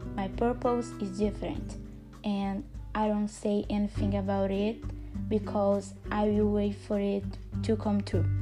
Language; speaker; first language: English; non-native, learner; Portuguese